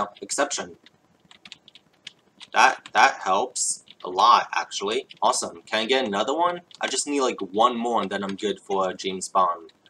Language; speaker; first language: English; native; English